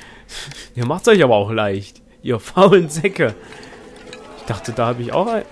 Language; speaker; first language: German; native; German